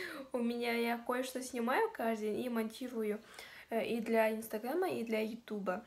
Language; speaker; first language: Russian; non-native, local second language; Kazakh